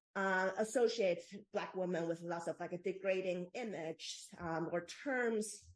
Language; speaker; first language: English; non-native, fluent; Chinese